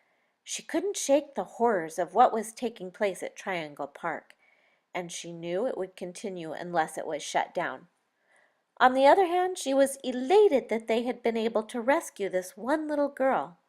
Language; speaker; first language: English; native; English